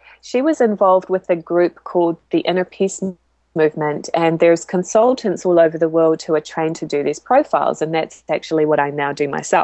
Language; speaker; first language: English; native; English